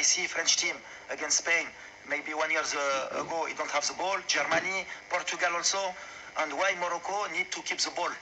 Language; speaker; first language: English; non-native, learner; French